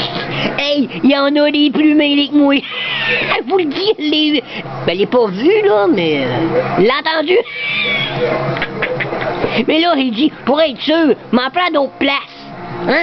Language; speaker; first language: French; native; French